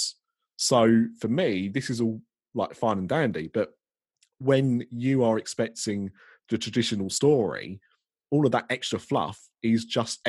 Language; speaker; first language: English; native; English